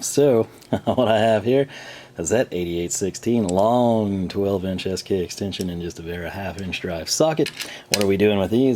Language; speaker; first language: English; native; English